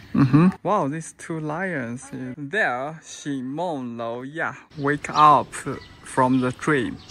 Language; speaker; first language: English; non-native, fluent; Chinese